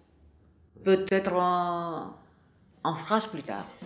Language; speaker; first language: French; non-native, fluent; Greek